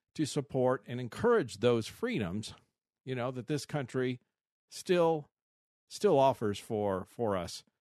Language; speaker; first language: English; native; English